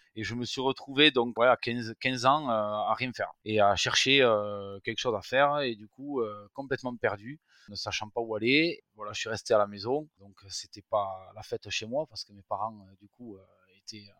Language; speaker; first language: French; native; French